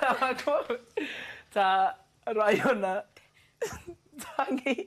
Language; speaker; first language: Māori; non-native, learner; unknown